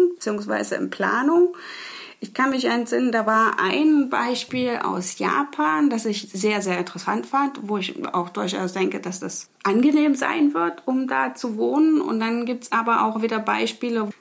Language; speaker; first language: German; native; German